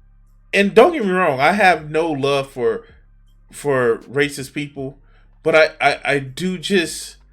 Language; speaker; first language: English; native; English